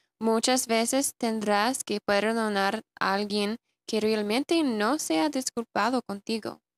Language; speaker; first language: Spanish; non-native, fluent; English